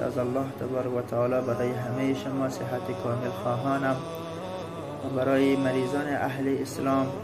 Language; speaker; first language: Persian; native; Persian